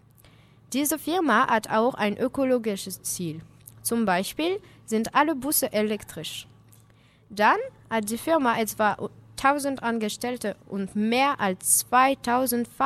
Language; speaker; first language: German; non-native, learner; French